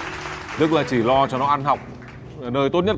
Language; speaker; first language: Vietnamese; native; Vietnamese